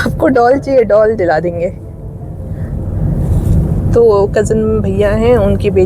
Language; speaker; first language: Hindi; native; Hindi